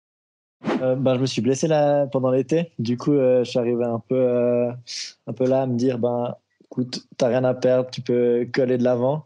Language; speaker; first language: French; native; French